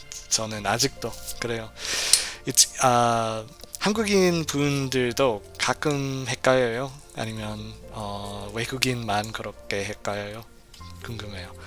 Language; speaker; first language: Korean; non-native, fluent; English